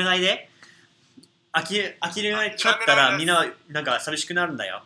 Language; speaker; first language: Japanese; non-native, fluent; English